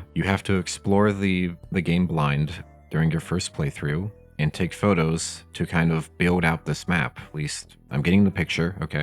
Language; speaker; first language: English; native; English